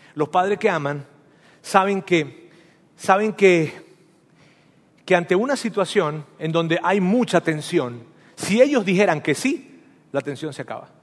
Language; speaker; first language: Spanish; native; Spanish